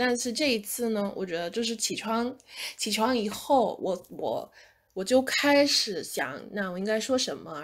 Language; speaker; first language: Chinese; non-native, fluent; English